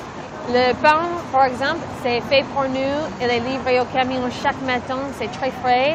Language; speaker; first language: French; non-native, learner; English